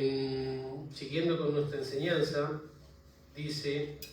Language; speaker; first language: Spanish; native; Spanish